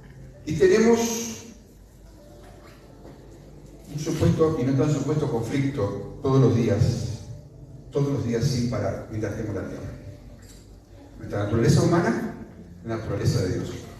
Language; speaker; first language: Spanish; native; Spanish